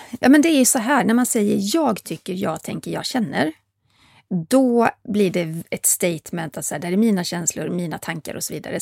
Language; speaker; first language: Swedish; native; Swedish